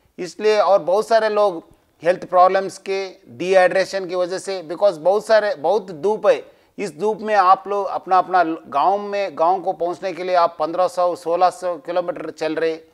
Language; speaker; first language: Hindi; non-native, local second language; Telugu